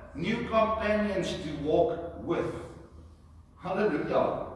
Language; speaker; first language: English; non-native, local second language; Afrikaans